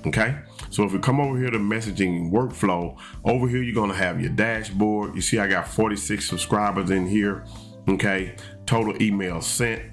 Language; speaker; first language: English; native; English